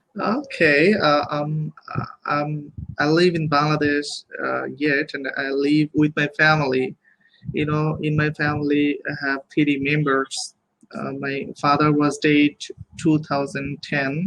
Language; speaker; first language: English; non-native, local second language; Bangla